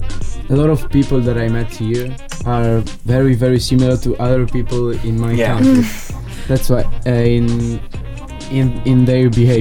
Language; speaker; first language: English; non-native, learner; Italian